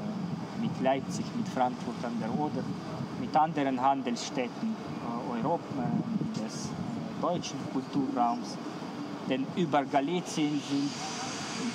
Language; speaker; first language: German; non-native, fluent; Ukrainian